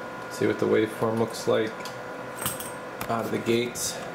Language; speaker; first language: English; native; English